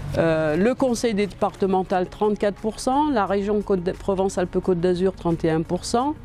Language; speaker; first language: French; native; French